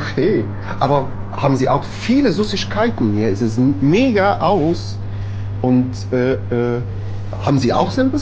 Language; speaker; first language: German; non-native, learner; Arabic